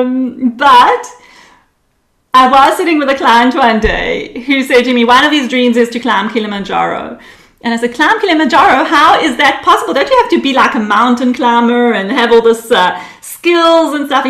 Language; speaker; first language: English; early bilingual, other home language; Hebrew